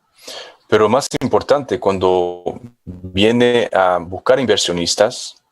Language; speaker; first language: Spanish; non-native, fluent; English